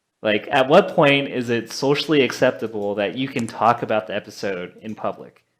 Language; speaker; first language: English; native; English